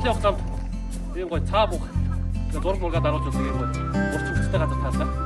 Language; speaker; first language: Mongolian; native; Mongolian